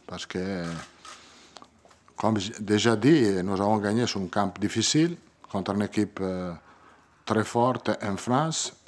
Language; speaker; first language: French; non-native, learner; Italian